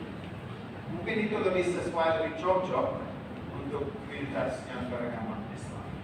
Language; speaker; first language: Indonesian; non-native, fluent; English